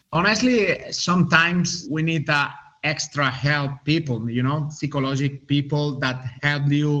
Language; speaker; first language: English; non-native, learner; Spanish